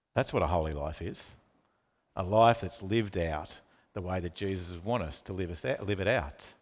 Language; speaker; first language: English; native; English